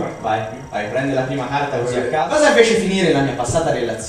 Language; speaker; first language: Italian; native; Italian